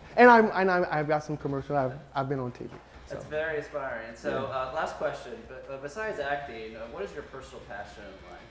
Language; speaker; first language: English; native; English